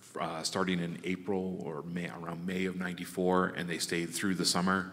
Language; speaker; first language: English; native; English